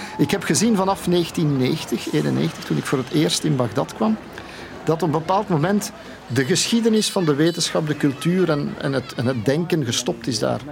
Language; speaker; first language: Dutch; native; Dutch